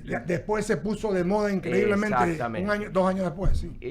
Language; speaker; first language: Spanish; native; Spanish